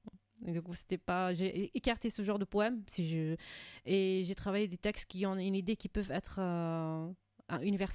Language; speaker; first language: French; non-native, fluent; Arabic